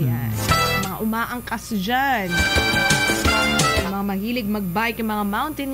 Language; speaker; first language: Filipino; native; Filipino